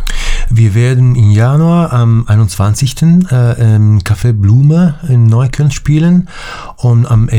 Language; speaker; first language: German; non-native, fluent; Italian